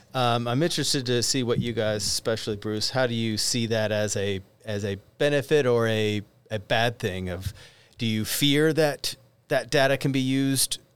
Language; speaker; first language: English; native; English